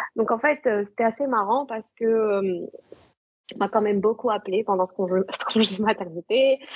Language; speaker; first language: French; non-native, local second language; Arabic